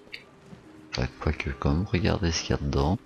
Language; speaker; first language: French; native; French